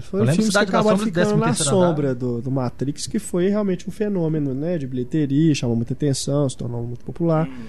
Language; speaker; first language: Portuguese; native; Portuguese